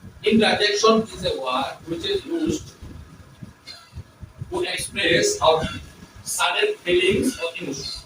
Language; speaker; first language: English; non-native, local second language; Bangla